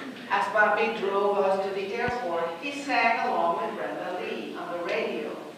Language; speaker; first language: English; non-native, fluent; Spanish